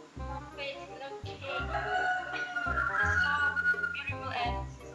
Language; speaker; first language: English; non-native, learner; Indonesian